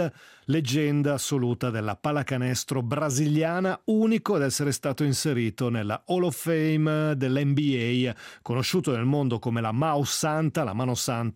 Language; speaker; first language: Italian; native; Italian